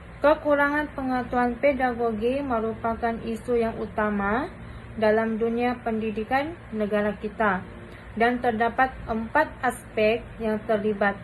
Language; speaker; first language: Malay; native; Malay